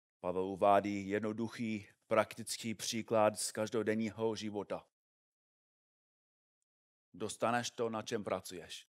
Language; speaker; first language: Czech; non-native, fluent; English